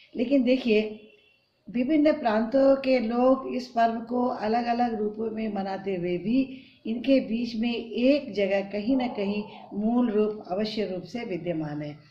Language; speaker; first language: Hindi; non-native, local second language; Bangla